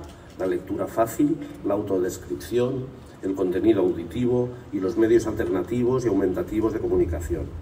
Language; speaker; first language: Spanish; native; Spanish